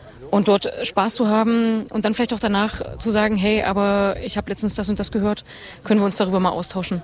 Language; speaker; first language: German; native; German